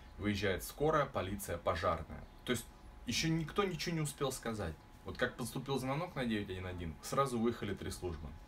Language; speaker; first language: Russian; native; Russian